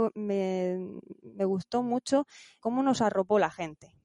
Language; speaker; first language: Spanish; native; Spanish